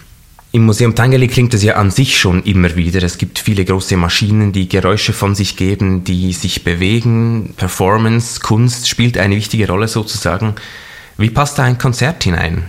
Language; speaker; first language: German; native; German